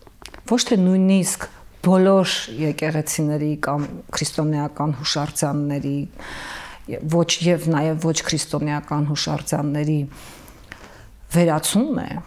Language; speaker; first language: Armenian; native; Armenian